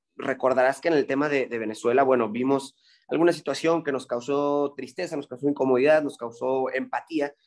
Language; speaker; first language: Spanish; native; Spanish